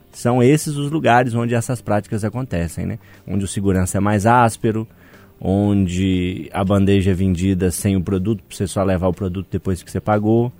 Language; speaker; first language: Portuguese; native; Portuguese